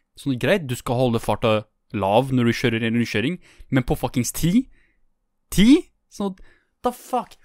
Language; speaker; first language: Norwegian; native; Norwegian